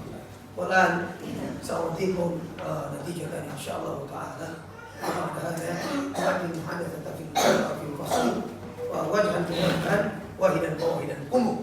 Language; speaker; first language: Arabic; non-native, learner; Indonesian